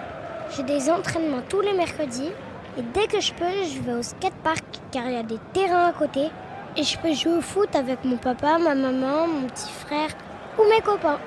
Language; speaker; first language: French; native; French